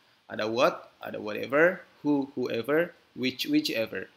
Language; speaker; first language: English; non-native, fluent; Indonesian